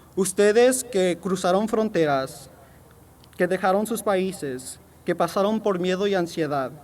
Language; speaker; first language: Spanish; early bilingual, heritage; Spanish